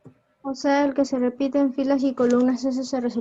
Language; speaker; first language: Spanish; native; Spanish